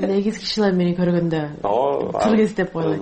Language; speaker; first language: Kyrgyz; non-native, fluent; English